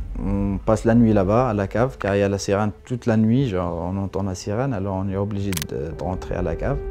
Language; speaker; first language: French; non-native, local second language; Arabic